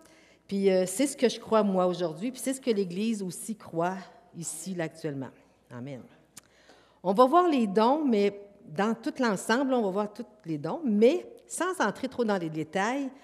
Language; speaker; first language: French; native; French